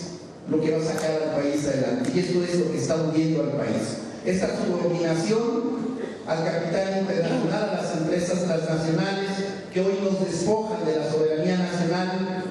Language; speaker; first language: Spanish; native; Spanish